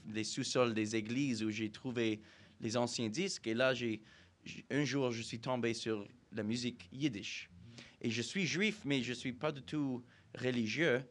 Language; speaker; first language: French; non-native, fluent; English